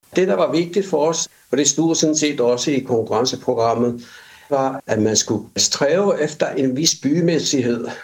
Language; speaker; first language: Danish; non-native, fluent; Finnish